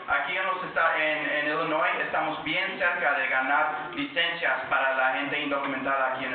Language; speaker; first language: Spanish; early bilingual, heritage; Spanish